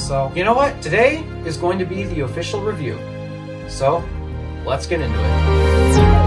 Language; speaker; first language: English; native; English